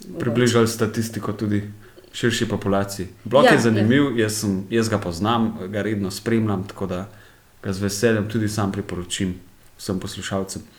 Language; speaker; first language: Slovenian; native; Slovenian